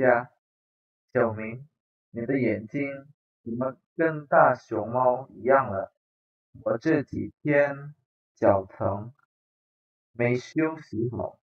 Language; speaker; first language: Chinese; non-native, fluent; Indonesian